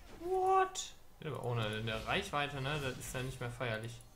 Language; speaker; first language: German; native; German